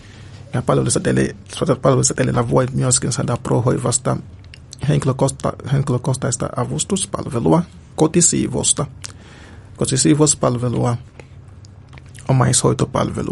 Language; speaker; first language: Finnish; non-native, fluent; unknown